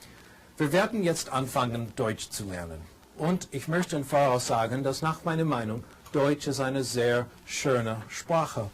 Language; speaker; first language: German; non-native, fluent; English